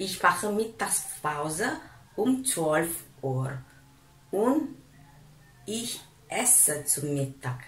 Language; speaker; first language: German; non-native, fluent; Indonesian